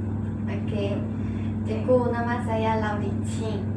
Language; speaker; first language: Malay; non-native, local second language; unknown